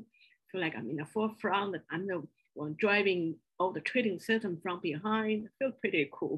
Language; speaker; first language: English; non-native, fluent; Chinese